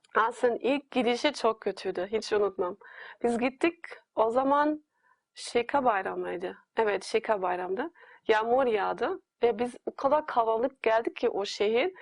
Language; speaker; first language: Turkish; non-native, fluent; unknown